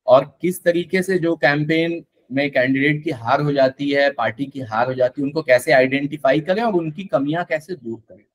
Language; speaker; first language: Hindi; native; Hindi